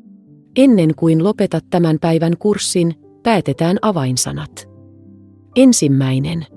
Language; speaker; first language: Finnish; non-native, fluent; Vietnamese